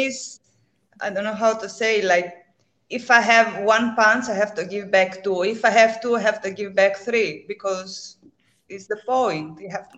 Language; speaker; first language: English; non-native, learner; Greek